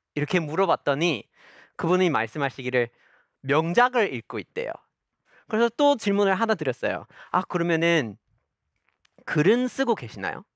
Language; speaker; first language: Korean; non-native, fluent; English